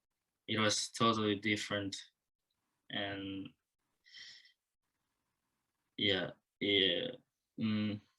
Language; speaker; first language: English; non-native, learner; Japanese